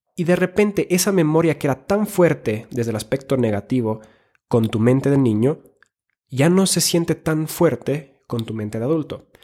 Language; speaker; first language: Spanish; native; Spanish